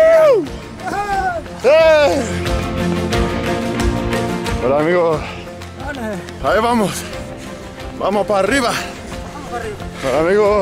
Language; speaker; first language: Spanish; non-native, learner; English